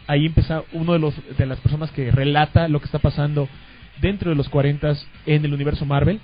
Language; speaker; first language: Spanish; native; Spanish